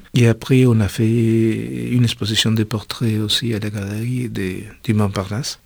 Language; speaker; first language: French; non-native, fluent; Spanish